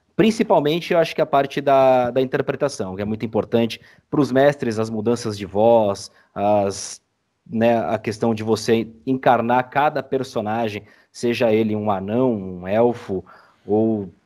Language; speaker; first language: Portuguese; native; Portuguese